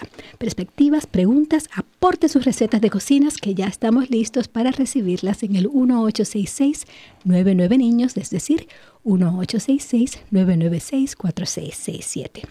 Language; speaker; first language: Spanish; native; Spanish